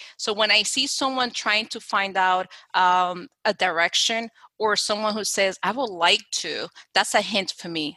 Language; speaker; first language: English; non-native, fluent; Spanish